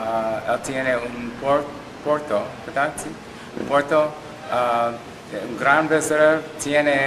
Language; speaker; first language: Spanish; non-native, learner; English